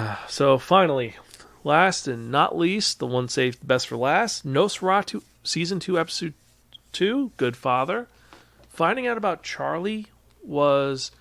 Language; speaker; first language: English; native; English